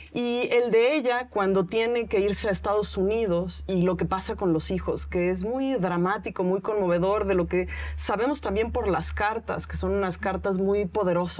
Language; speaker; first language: Spanish; native; Spanish